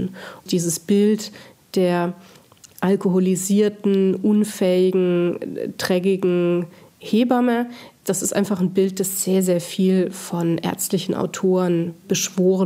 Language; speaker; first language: German; native; German